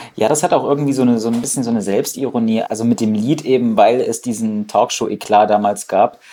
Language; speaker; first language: German; native; German